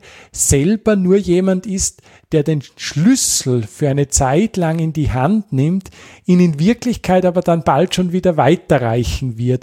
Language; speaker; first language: German; native; German